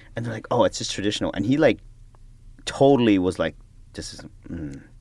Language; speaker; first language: English; native; English